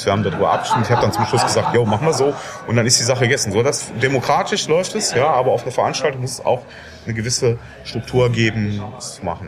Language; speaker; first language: German; native; German